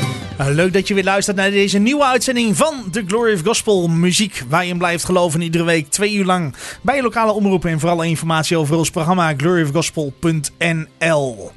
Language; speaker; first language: Dutch; native; Dutch